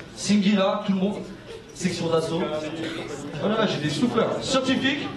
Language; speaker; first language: French; native; French